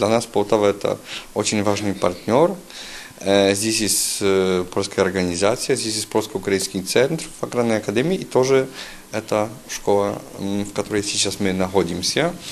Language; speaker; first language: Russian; non-native, fluent; Polish